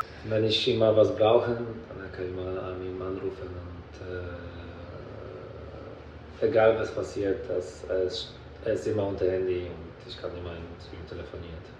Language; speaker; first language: German; non-native, fluent; Polish